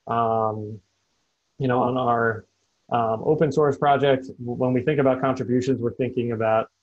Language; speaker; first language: English; native; English